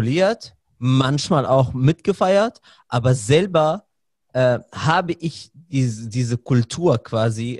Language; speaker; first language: German; non-native, fluent; Arabic